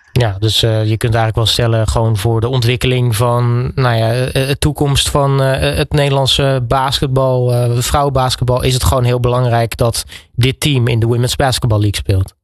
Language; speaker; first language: Dutch; native; Dutch